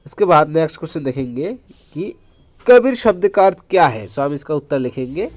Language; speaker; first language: Hindi; non-native, local second language; Assamese